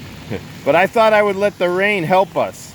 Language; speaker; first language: English; native; English